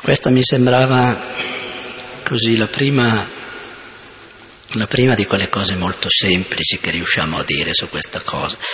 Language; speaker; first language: Italian; native; Italian